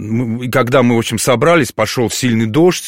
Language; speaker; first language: Russian; native; Russian